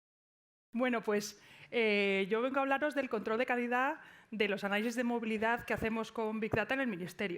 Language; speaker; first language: Spanish; native; Spanish